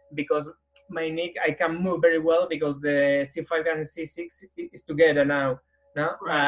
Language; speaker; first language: English; non-native, learner; Spanish